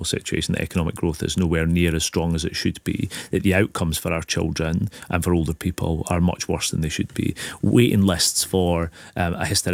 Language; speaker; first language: English; native; English